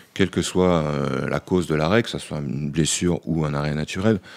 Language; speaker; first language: French; native; French